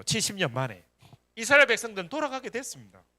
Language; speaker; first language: Korean; native; Korean